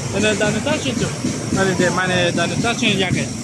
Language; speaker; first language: German; non-native, learner; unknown